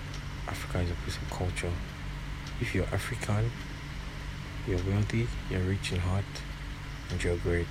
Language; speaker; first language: English; non-native, local second language; Yoruba